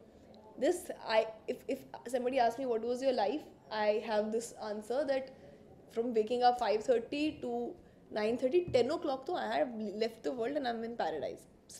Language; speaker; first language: English; non-native, local second language; Hindi